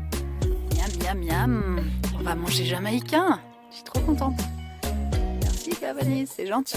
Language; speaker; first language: French; native; French